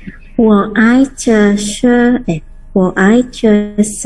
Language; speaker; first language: Chinese; non-native, learner; Indonesian